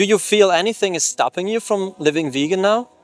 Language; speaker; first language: English; non-native, fluent; German